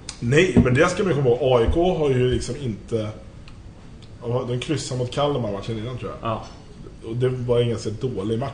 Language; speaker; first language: Swedish; native; Swedish